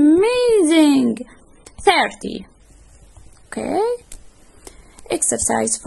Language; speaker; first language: English; non-native, fluent; Arabic